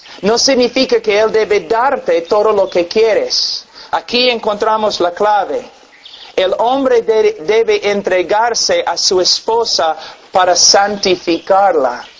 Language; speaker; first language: Spanish; non-native, fluent; English